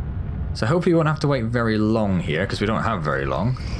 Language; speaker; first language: English; native; English